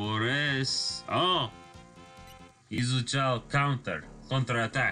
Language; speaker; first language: Russian; non-native, learner; English